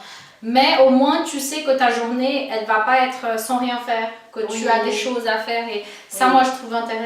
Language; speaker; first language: French; non-native, fluent; Portuguese